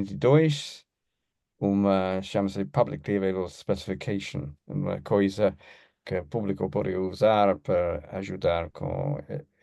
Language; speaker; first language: Portuguese; non-native, learner; English